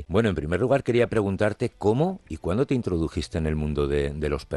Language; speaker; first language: Spanish; native; Spanish